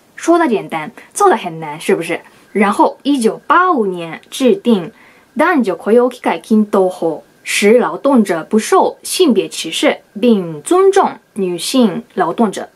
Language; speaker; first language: Chinese; non-native, fluent; Japanese